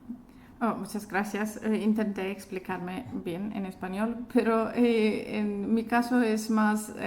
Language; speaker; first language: Spanish; non-native, fluent; Azerbaijani